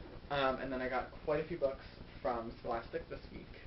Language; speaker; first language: English; native; English